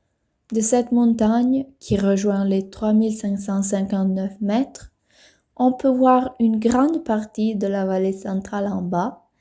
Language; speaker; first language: French; non-native, local second language; Italian